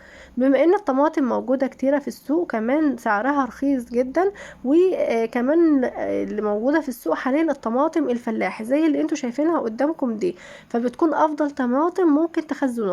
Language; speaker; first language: Arabic; native; Arabic